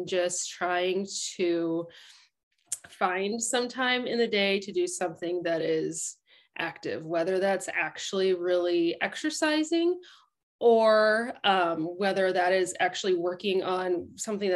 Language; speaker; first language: English; native; English